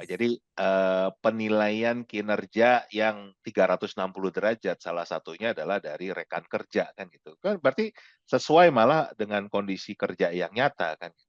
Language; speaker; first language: Indonesian; native; Indonesian